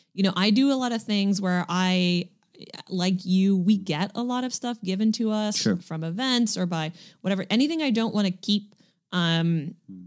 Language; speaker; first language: English; native; English